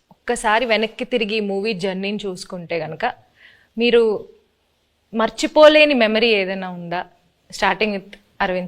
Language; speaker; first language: Telugu; native; Telugu